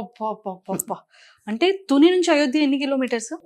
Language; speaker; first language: Telugu; native; Telugu